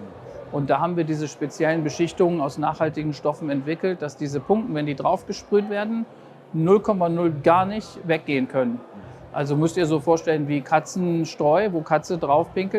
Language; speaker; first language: German; native; German